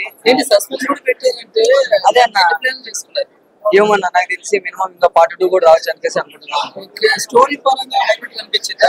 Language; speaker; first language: Telugu; native; Telugu